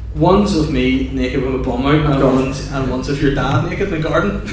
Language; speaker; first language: English; native; English